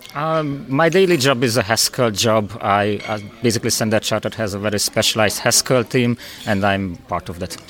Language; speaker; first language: English; non-native, fluent; Hungarian